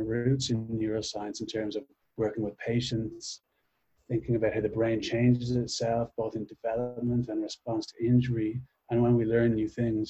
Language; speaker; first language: English; native; English